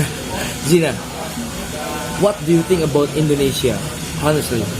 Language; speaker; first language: English; non-native, learner; Indonesian